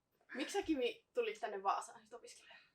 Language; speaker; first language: Finnish; native; Finnish